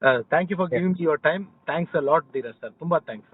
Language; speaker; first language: Kannada; native; Kannada